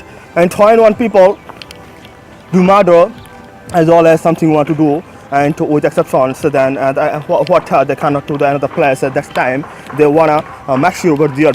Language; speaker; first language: English; non-native, fluent; Bangla